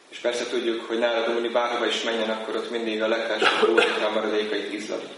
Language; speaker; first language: Hungarian; native; Hungarian